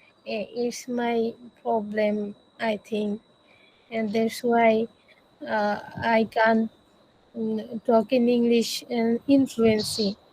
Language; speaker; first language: English; non-native, learner; Bangla